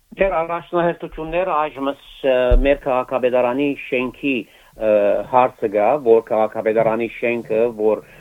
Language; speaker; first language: Armenian; early bilingual, heritage; Armenian